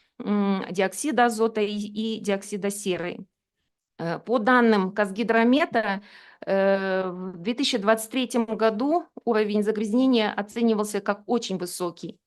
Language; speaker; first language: Russian; native; Russian